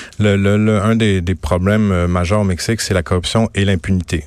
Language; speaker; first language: French; native; French